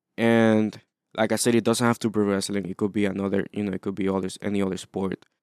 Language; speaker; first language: English; early bilingual, other home language; Spanish